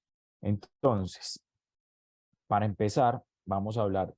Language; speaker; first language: Spanish; native; Spanish